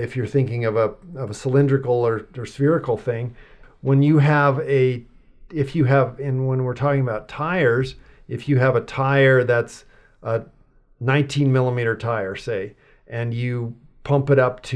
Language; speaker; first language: English; native; English